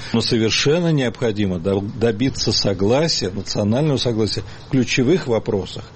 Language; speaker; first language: Russian; native; Russian